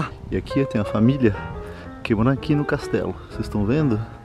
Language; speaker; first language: Portuguese; non-native, fluent; French